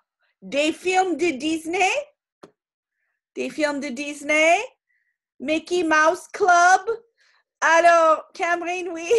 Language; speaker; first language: French; non-native, fluent; English